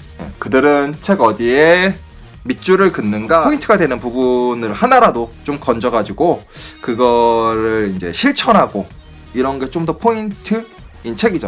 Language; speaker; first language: Korean; native; Korean